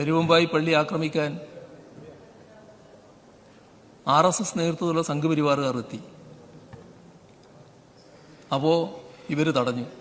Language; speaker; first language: Malayalam; native; Malayalam